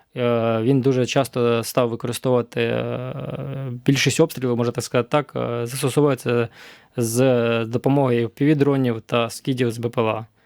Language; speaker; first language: Ukrainian; native; Ukrainian